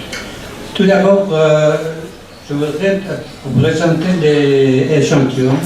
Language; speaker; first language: French; non-native, learner; Persian